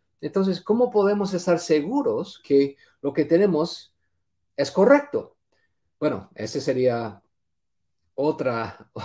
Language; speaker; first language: Spanish; non-native, fluent; English